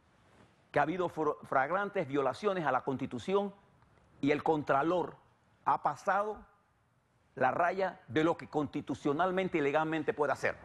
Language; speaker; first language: Spanish; native; Spanish